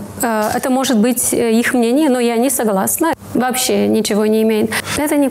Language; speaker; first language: Russian; non-native, local second language; Romanian